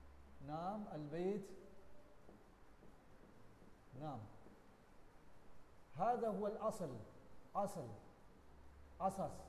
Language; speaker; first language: Arabic; non-native, learner; Indonesian